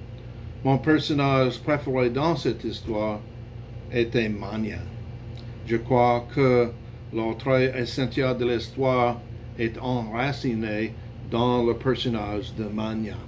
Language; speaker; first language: French; non-native, learner; English